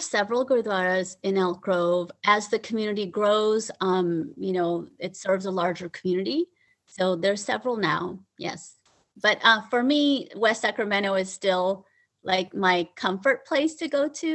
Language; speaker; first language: English; early bilingual, other home language; Punjabi